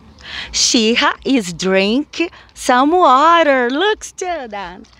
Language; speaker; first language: English; non-native, fluent; Portuguese